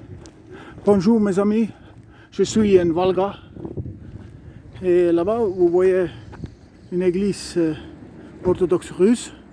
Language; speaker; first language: French; non-native, learner; Estonian